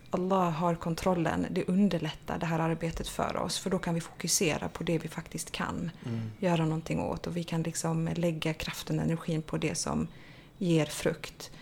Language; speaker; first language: Swedish; native; Swedish